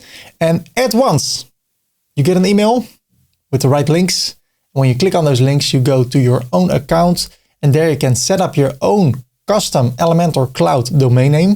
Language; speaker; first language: English; non-native, fluent; Dutch